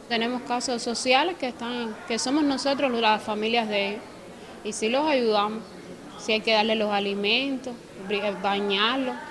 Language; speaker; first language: Spanish; native; Spanish